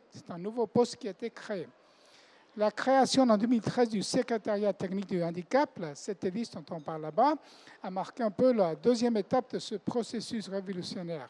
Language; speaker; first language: French; non-native, fluent; Spanish